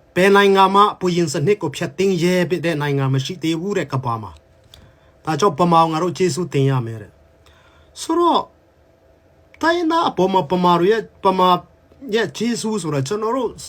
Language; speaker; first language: Burmese; non-native, local second language; Hakha Chin